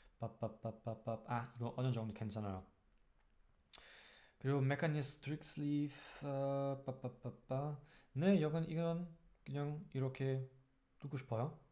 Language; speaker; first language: Korean; non-native, learner; German